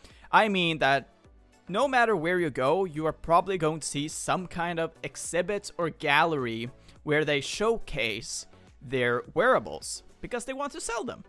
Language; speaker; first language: English; non-native, fluent; Swedish